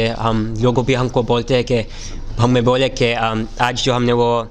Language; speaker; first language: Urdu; early bilingual, heritage; Urdu